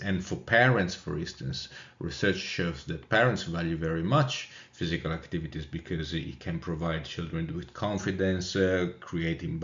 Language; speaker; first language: English; non-native, fluent; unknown